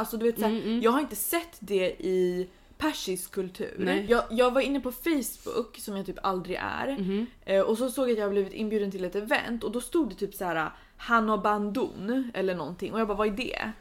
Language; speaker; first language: Swedish; native; Swedish